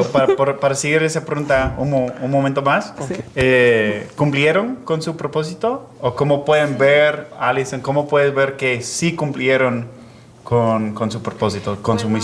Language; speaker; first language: Spanish; non-native, fluent; English